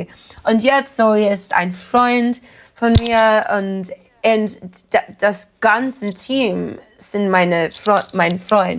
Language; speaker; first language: German; non-native, learner; English